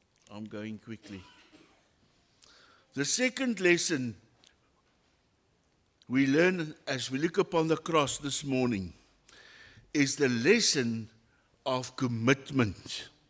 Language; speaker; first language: English; non-native, local second language; Afrikaans